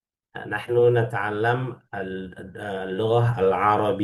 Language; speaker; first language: Arabic; non-native, fluent; Indonesian